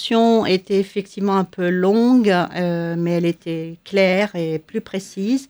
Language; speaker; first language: French; non-native, local second language; Arabic